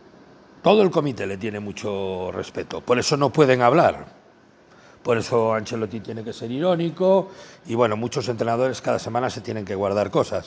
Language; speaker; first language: Spanish; native; Spanish